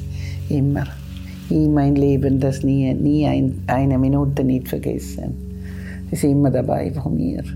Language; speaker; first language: German; non-native, learner; Tamil